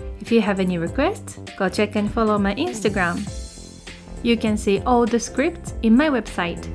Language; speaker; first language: English; non-native, fluent; Japanese